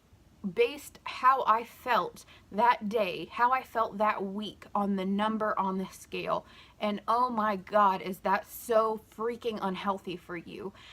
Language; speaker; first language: English; native; English